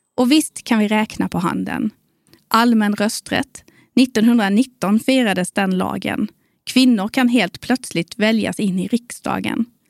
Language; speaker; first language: Swedish; native; Swedish